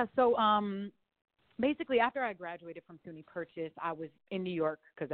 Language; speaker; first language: English; native; English